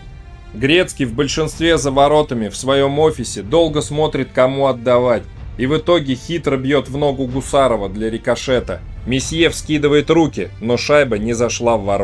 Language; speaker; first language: Russian; native; Russian